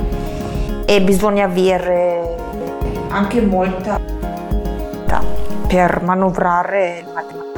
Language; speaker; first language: Italian; non-native, fluent; German